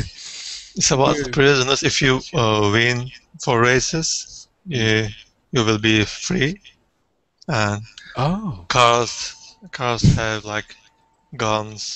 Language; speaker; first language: English; non-native, fluent; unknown